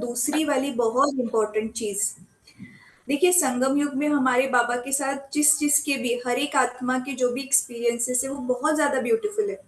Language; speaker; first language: Hindi; native; Hindi